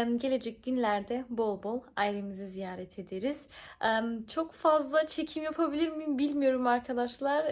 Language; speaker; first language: Turkish; early bilingual, heritage; Turkish